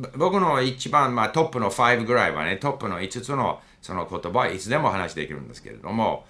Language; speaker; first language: Japanese; non-native, fluent; English